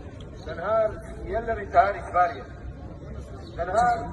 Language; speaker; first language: Swedish; non-native, fluent; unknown